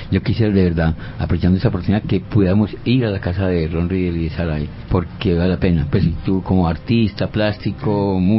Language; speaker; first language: Spanish; native; Spanish